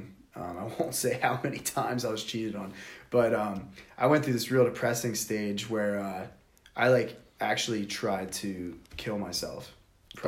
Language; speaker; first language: English; native; English